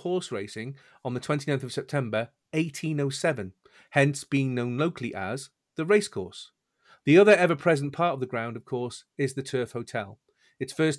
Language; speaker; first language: English; native; English